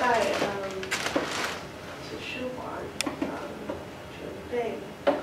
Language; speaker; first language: Chinese; non-native, learner; English